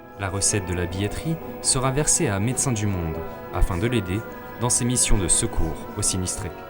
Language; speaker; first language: French; native; French